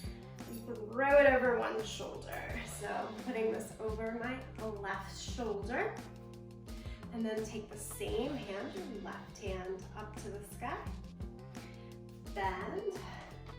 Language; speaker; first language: English; native; English